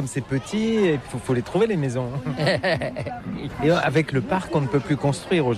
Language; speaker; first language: French; native; French